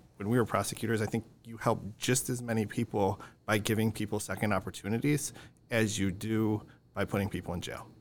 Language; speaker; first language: English; native; English